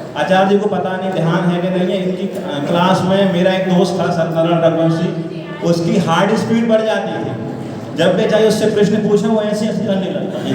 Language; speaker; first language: Hindi; native; Hindi